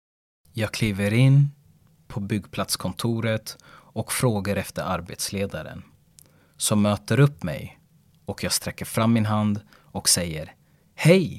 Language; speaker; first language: Swedish; early bilingual, other home language; Lingala